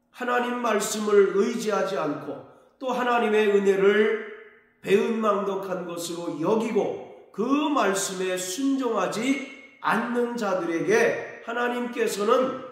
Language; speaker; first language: Korean; native; Korean